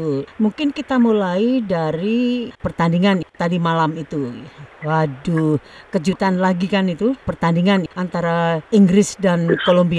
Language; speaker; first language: Indonesian; native; Indonesian